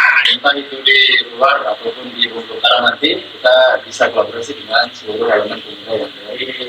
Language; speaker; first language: Indonesian; native; Indonesian